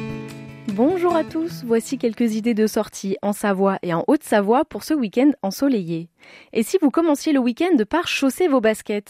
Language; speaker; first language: French; native; French